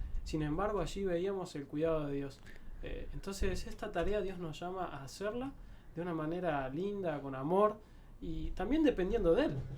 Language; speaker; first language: Spanish; native; Spanish